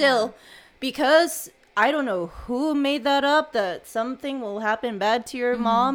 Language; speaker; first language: English; non-native, local second language; Cebuano